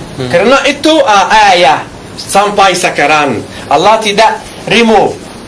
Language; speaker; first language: Indonesian; non-native, learner; Arabic